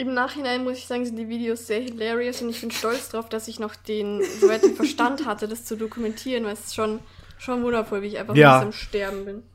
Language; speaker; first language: German; native; German